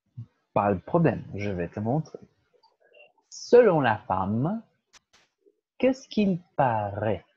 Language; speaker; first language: French; non-native, fluent; Portuguese